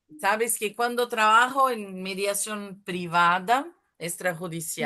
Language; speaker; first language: Spanish; non-native, fluent; Portuguese